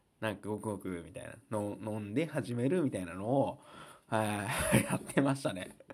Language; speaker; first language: Japanese; native; Japanese